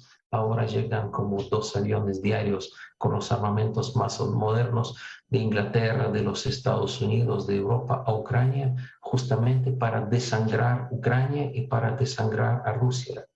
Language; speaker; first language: Spanish; non-native, fluent; Russian